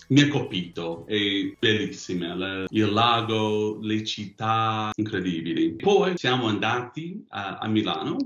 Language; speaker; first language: Italian; non-native, fluent; English